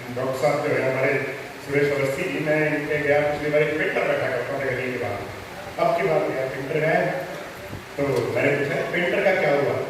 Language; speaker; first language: Hindi; non-native, local second language; Punjabi